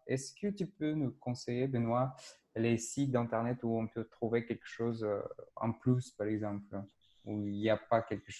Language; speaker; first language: French; non-native, fluent; Russian